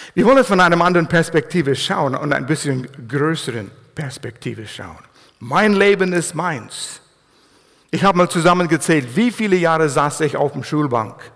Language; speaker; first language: German; non-native, fluent; English